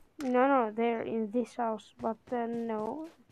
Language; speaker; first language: English; non-native, learner; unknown